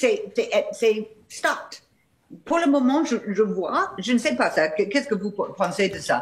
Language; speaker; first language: French; non-native, fluent; English